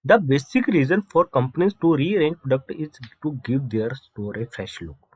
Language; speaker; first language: English; non-native, local second language; Punjabi